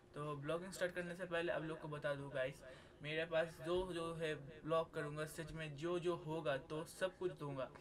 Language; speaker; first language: Hindi; non-native, local second language; Bangla